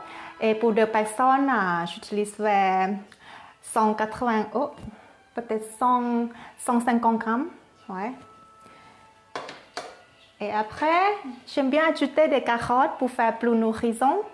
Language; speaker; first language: French; non-native, fluent; Thai